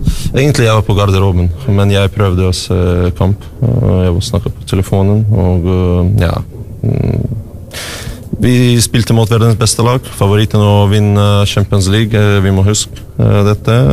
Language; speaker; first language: Norwegian; non-native, learner; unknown